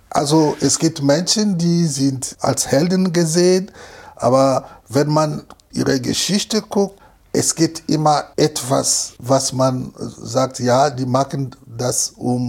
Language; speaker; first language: German; non-native, fluent; Lingala